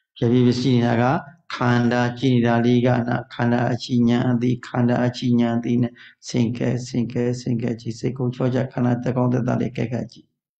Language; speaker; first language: Burmese; native; Burmese